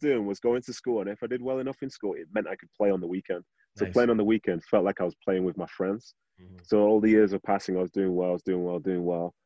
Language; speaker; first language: English; native; English